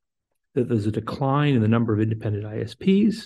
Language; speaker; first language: English; native; English